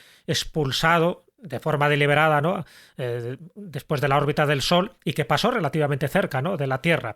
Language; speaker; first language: Spanish; native; Spanish